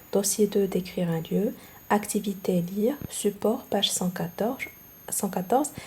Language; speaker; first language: French; non-native, local second language; Arabic